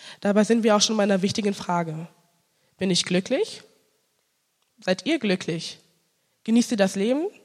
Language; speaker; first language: German; early bilingual, other home language; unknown